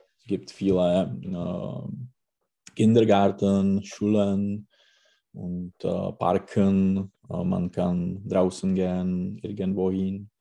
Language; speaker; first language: German; non-native, learner; Czech